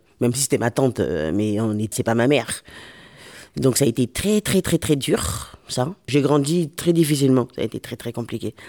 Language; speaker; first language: French; early bilingual, other home language; Lingala